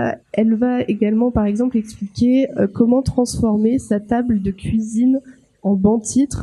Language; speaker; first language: French; native; French